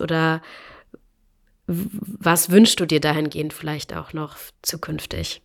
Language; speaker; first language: German; native; German